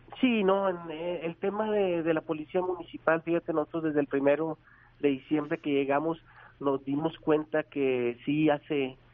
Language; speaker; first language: Spanish; native; Spanish